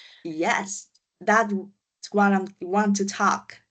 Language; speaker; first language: English; non-native, learner; Vietnamese